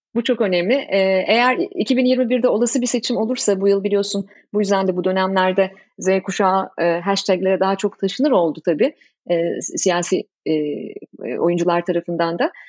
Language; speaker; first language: Turkish; native; Turkish